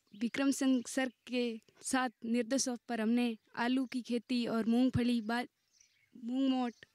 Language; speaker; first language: Hindi; non-native, local second language; Marwari